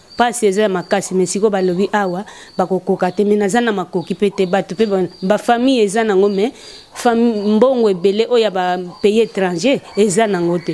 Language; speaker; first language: Lingala; non-native, local second language; Kongo